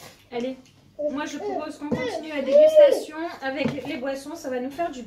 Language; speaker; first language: French; native; French